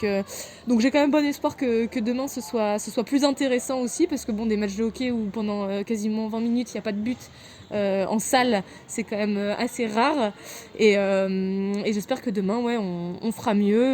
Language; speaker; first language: French; native; French